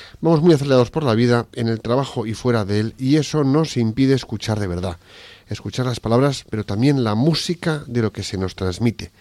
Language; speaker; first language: Spanish; native; Spanish